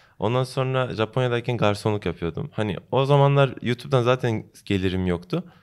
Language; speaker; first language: Turkish; early bilingual, heritage; Turkish